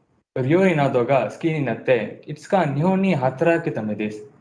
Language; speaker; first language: Japanese; non-native, learner; Tamil